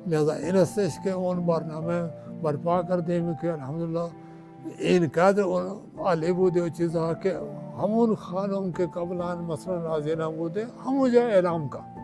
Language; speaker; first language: Persian; non-native, fluent; Urdu